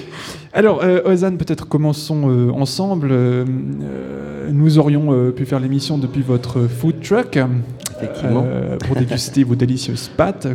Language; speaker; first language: French; native; French